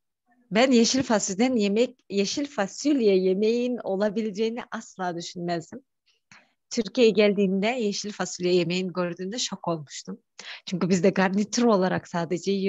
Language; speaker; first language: Turkish; non-native, fluent; Kyrgyz